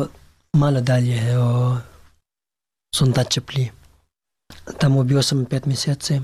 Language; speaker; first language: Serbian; non-native, learner; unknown